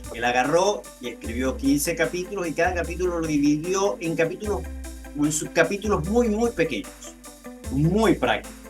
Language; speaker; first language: Spanish; native; Spanish